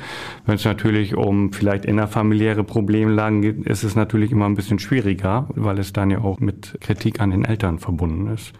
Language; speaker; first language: German; native; German